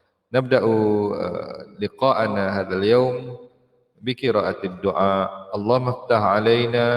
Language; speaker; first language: Arabic; non-native, fluent; Malay